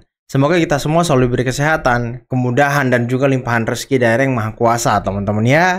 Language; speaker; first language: Indonesian; native; Indonesian